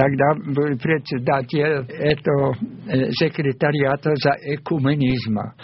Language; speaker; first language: Russian; non-native, fluent; German